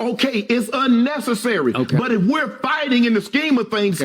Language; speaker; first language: English; native; English